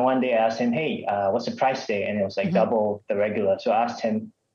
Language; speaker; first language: English; non-native, local second language; Malay